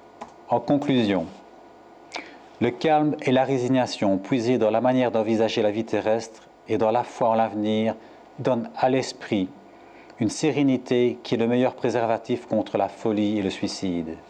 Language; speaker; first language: French; native; French